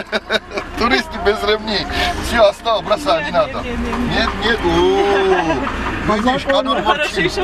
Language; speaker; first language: Russian; non-native, fluent; Georgian